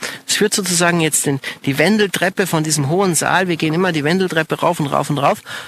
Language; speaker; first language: German; native; German